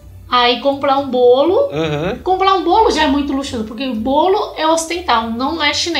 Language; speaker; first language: Portuguese; non-native, fluent; Chinese